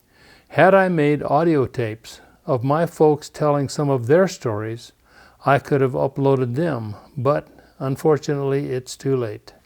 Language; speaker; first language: English; native; English